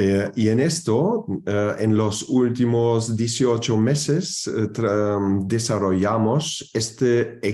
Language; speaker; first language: Spanish; non-native, fluent; German